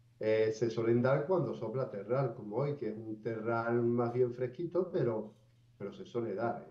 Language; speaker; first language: Spanish; native; Spanish